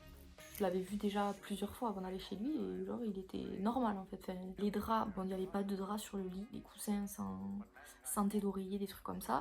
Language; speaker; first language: French; native; French